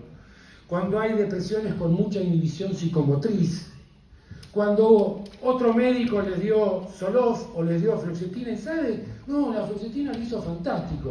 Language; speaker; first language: Spanish; native; Spanish